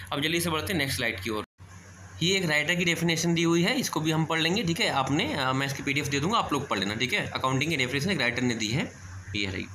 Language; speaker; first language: Hindi; native; Hindi